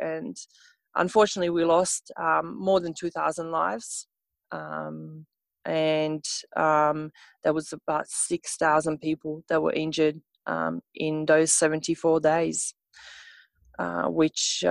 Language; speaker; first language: English; non-native, fluent; Serbian